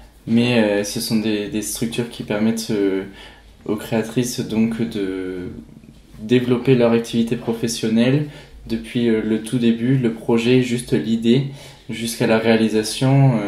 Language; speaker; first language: French; native; French